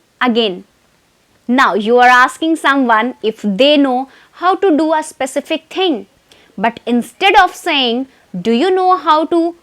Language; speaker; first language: English; non-native, fluent; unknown